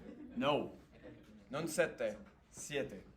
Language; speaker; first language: Italian; non-native, fluent; English